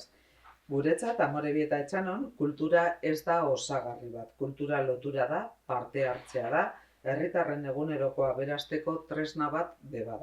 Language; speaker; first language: Basque; native; Basque